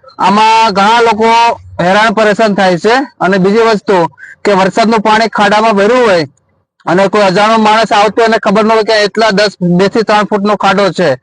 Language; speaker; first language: Gujarati; native; Gujarati